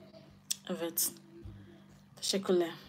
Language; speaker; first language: Turkish; non-native, learner; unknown